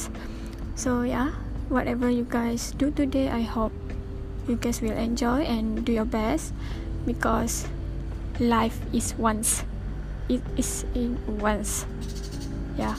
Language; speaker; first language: English; non-native, local second language; Malay